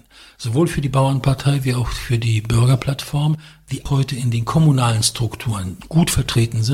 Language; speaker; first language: German; non-native, fluent; Polish